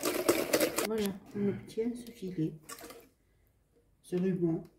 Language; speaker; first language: French; non-native, local second language; Arabic